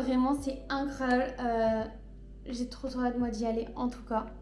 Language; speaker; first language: French; native; French